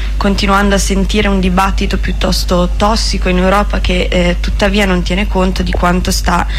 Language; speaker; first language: Italian; native; Italian